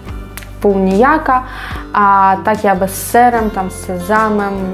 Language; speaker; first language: Polish; non-native, fluent; Ukrainian